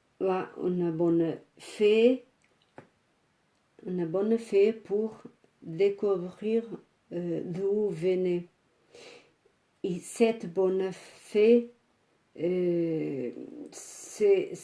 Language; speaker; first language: French; non-native, fluent; Portuguese